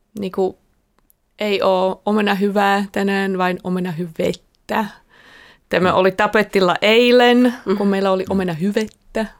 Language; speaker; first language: Finnish; non-native, fluent; Slovak